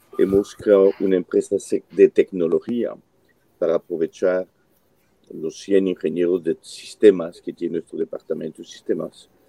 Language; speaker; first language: Spanish; non-native, fluent; French